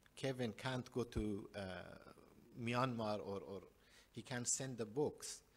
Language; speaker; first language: English; non-native, learner; Persian